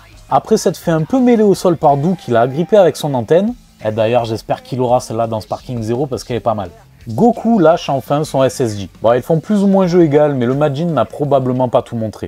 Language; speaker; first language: French; native; French